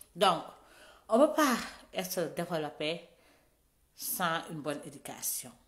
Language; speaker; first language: French; non-native, local second language; Wolof